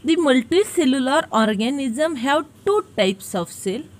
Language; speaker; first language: English; non-native, local second language; Marathi